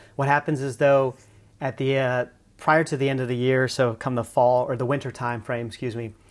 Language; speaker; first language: English; native; English